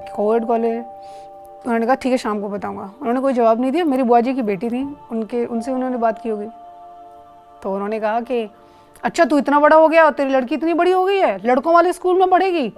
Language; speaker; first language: Hindi; native; Hindi